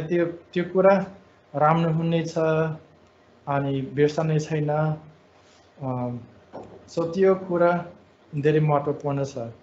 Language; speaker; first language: Nepali; non-native, fluent; English